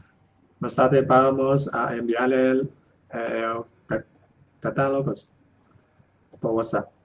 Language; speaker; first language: Spanish; non-native, learner; Chinese